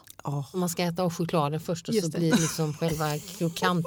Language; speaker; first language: Swedish; native; Swedish